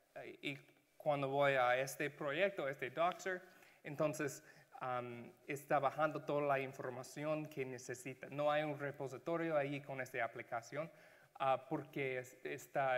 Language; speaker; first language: Spanish; non-native, learner; English